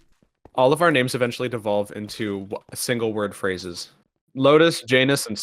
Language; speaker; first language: English; native; English